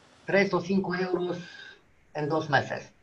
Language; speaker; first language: Spanish; non-native, fluent; Romanian